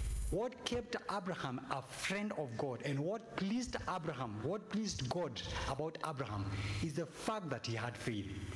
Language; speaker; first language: English; non-native, local second language; Kikuyu